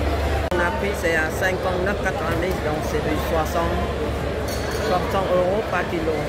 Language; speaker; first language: French; non-native, fluent; Vietnamese